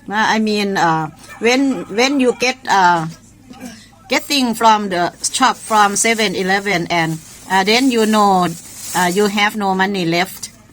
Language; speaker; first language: English; non-native, learner; Thai